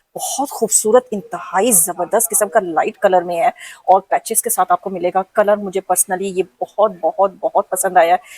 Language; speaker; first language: Urdu; non-native, local second language; Punjabi